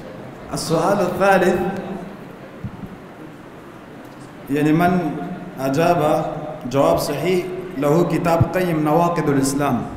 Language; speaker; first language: Arabic; non-native, fluent; Urdu